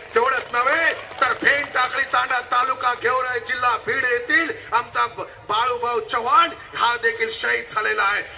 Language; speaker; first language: Marathi; non-native, local second language; Lambadi